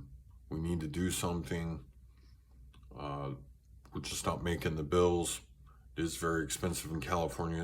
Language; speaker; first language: English; native; English